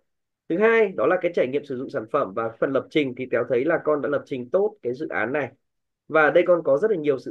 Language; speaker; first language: Vietnamese; native; Vietnamese